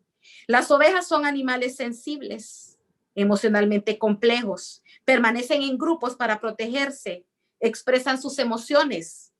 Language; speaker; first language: Spanish; native; Spanish